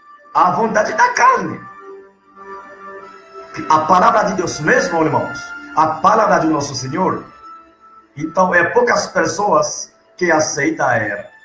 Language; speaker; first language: Portuguese; non-native, learner; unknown